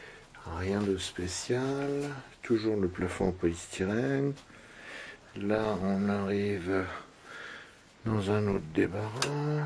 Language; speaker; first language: French; native; French